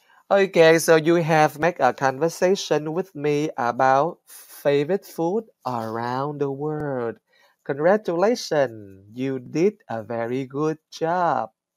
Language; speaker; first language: English; non-native, fluent; Vietnamese